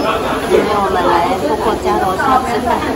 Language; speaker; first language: Chinese; native; Chinese